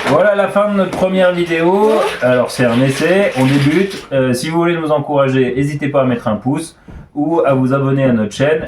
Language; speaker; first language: French; native; French